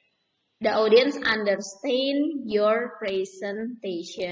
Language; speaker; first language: English; non-native, learner; Indonesian